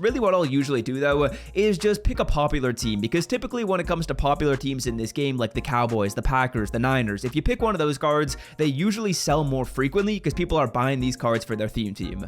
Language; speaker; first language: English; native; English